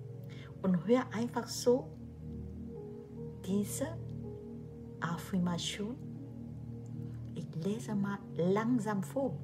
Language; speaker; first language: German; non-native, learner; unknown